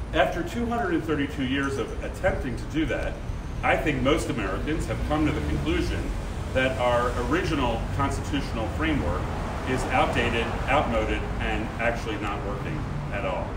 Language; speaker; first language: English; native; English